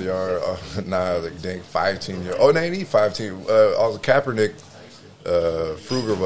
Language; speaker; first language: Dutch; non-native, learner; English